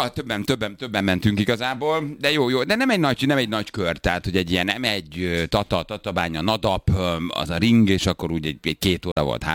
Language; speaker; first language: Hungarian; native; Hungarian